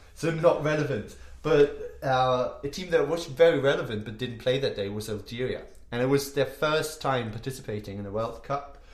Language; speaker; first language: English; non-native, fluent; German